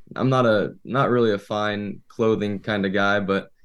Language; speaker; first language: English; native; English